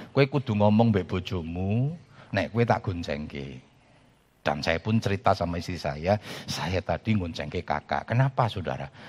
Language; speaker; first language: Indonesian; native; Indonesian